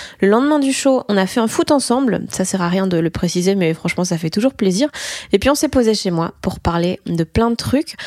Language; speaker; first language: French; native; French